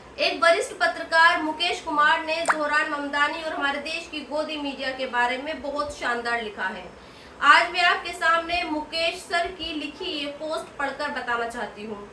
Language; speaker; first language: Hindi; native; Hindi